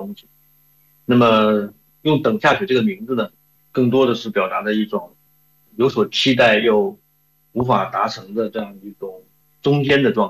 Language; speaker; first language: Chinese; native; Chinese